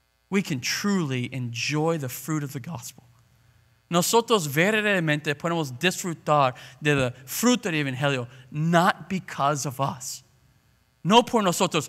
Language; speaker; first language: English; native; English